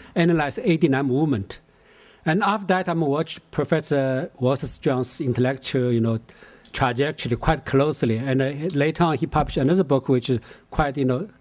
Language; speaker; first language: English; non-native, fluent; Chinese